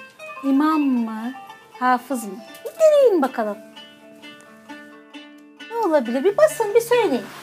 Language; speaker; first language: Turkish; native; Turkish